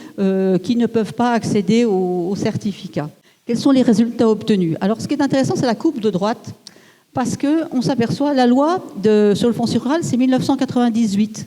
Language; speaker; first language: French; native; French